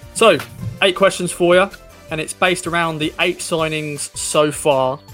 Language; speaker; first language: English; native; English